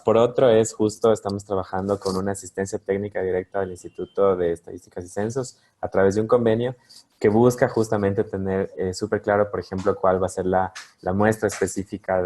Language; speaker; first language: Spanish; native; Spanish